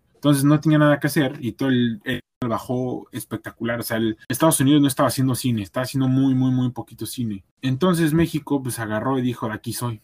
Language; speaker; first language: Spanish; native; Spanish